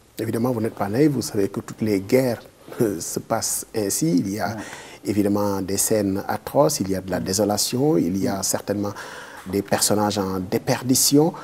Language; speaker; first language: French; non-native, local second language; Wolof